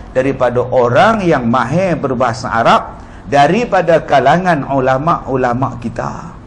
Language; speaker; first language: Malay; native; Malay